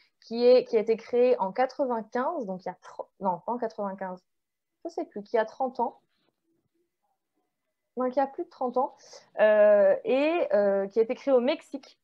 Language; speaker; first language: French; native; French